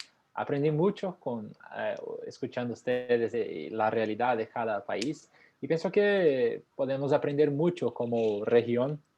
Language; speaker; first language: Spanish; non-native, fluent; Portuguese